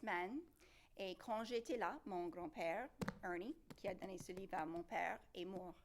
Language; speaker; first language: French; non-native, local second language; English